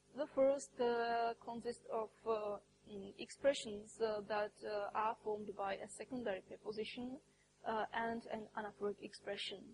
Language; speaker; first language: English; non-native, fluent; Czech